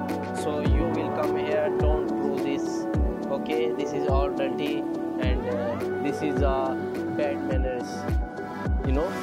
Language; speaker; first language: English; non-native, learner; Urdu